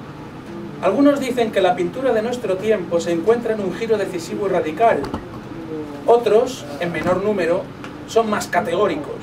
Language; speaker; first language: Spanish; native; Spanish